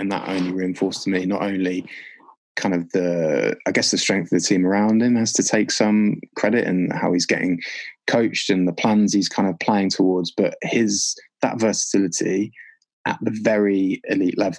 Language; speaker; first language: English; native; English